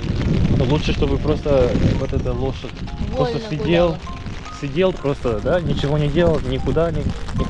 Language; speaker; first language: Russian; non-native, learner; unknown